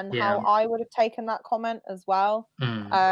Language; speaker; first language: English; native; English